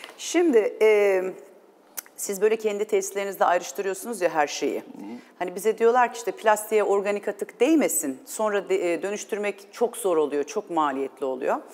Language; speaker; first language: Turkish; native; Turkish